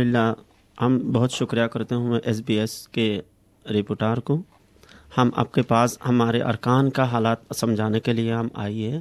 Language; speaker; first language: Hindi; non-native, fluent; Rohingya